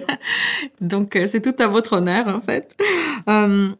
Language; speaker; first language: French; native; French